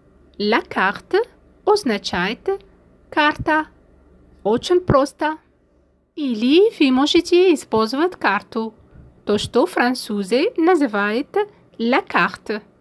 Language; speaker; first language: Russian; non-native, fluent; French